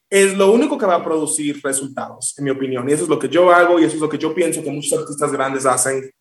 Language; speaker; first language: Spanish; early bilingual, heritage; Spanish